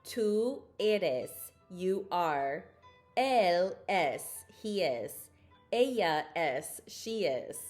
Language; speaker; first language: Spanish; non-native, learner; English